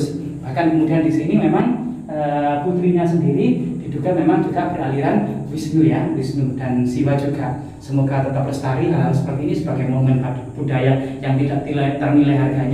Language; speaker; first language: Indonesian; native; Indonesian